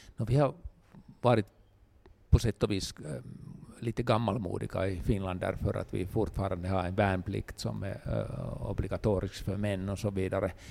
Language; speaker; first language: Swedish; non-native, local second language; Finnish